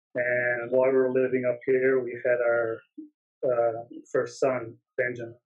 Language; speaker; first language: English; native; English